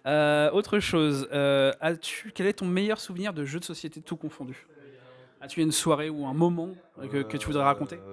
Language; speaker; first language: French; native; French